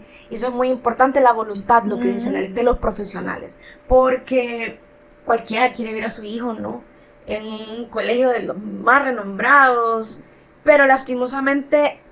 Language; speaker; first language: Spanish; native; Spanish